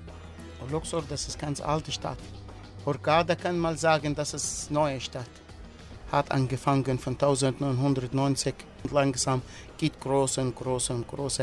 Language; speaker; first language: German; non-native, learner; Arabic